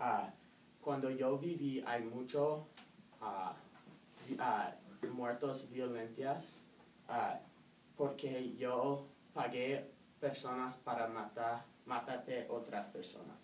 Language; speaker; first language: Spanish; non-native, learner; English